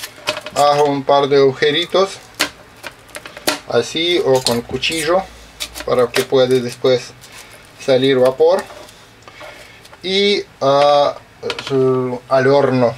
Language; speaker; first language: Spanish; non-native, fluent; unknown